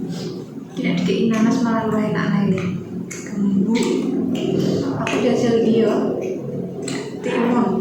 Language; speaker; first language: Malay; non-native, local second language; Javanese